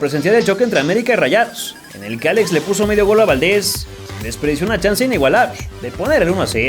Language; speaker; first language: Spanish; native; Spanish